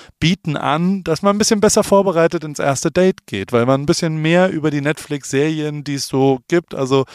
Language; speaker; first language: German; native; German